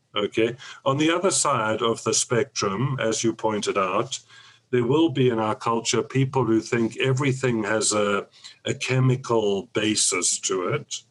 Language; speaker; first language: English; native; English